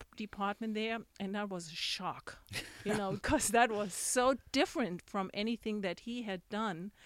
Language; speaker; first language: English; non-native, fluent; German